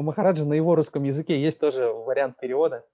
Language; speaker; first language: Russian; native; Russian